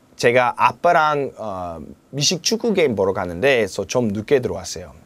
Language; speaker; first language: Korean; non-native, learner; English